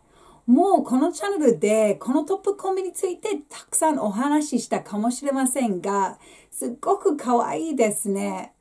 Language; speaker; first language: Japanese; non-native, fluent; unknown